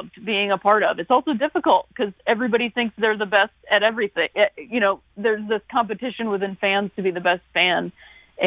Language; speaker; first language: English; native; English